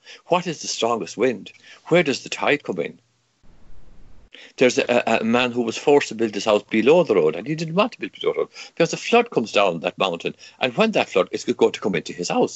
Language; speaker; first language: English; non-native, local second language; Irish